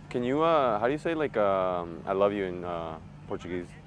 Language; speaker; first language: English; early bilingual, other home language; Spanish